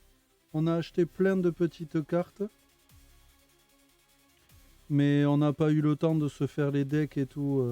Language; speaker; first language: French; native; French